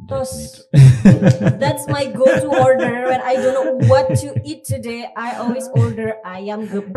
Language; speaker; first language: English; non-native, learner; Indonesian